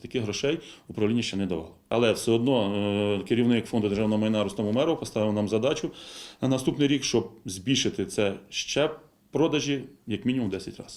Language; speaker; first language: Ukrainian; native; Ukrainian